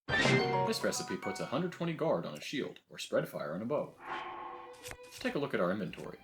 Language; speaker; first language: English; native; English